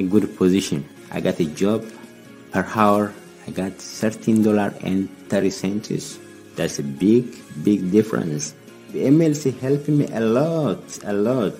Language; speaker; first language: English; non-native, learner; Amharic